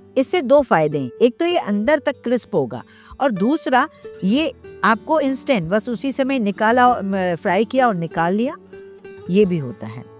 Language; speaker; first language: Hindi; non-native, local second language; Sindhi